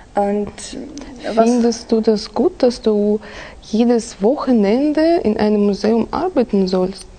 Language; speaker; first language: German; non-native, fluent; Russian